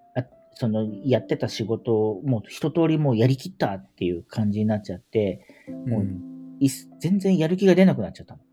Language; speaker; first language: Japanese; native; Japanese